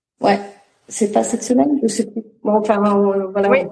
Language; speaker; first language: French; native; French